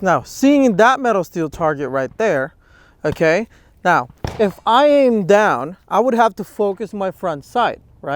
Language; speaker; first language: English; native; English